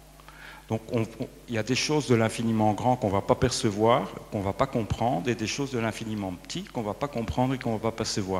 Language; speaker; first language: French; native; French